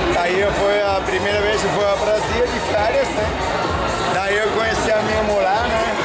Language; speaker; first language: Portuguese; non-native, fluent; German